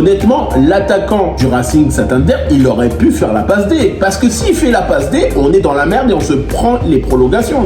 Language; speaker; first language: French; native; French